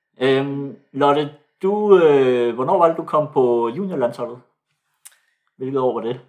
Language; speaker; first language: Danish; native; Danish